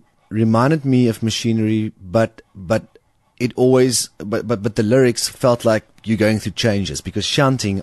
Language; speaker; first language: English; non-native, local second language; Afrikaans